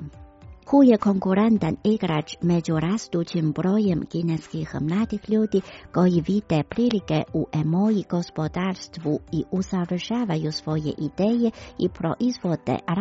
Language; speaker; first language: Croatian; non-native, fluent; Chinese